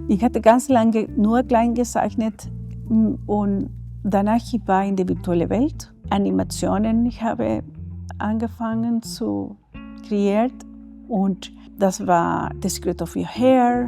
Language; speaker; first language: German; non-native, learner; Spanish